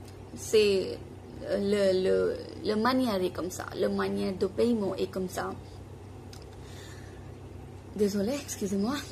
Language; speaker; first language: French; non-native, fluent; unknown